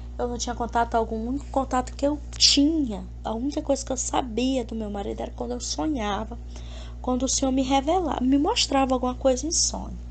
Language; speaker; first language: Portuguese; native; Portuguese